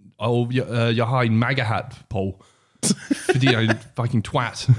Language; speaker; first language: Danish; non-native, learner; English